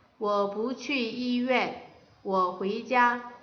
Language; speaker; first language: Chinese; non-native, fluent; Korean